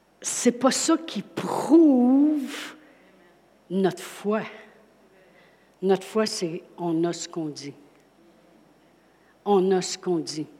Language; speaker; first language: French; native; French